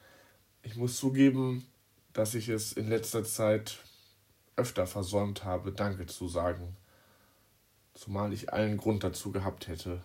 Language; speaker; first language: German; native; German